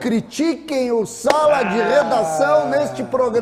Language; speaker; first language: Portuguese; native; Portuguese